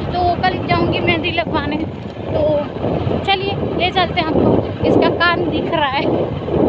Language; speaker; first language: Hindi; native; Hindi